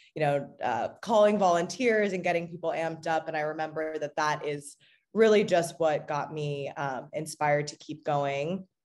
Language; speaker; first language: English; native; English